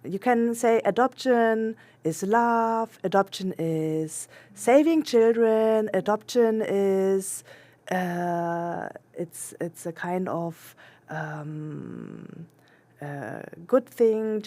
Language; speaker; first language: English; non-native, local second language; German